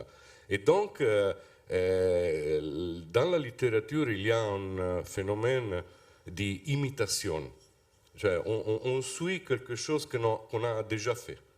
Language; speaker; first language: French; non-native, fluent; Italian